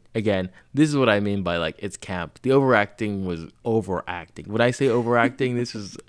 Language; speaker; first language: English; non-native, local second language; Yoruba